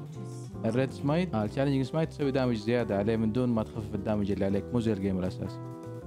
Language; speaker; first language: Arabic; native; Arabic